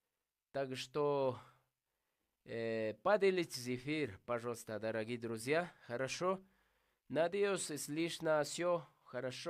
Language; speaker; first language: Russian; non-native, learner; Spanish